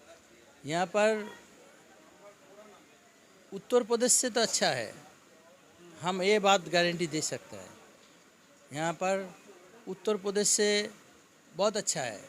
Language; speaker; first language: Hindi; non-native, local second language; Bangla